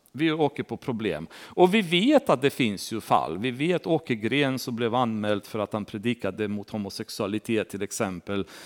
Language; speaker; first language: Swedish; non-native, fluent; Romanian